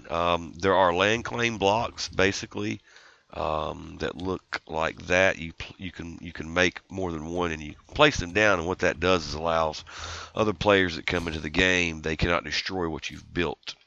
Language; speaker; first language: English; native; English